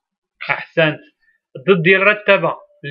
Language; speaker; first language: Arabic; native; Arabic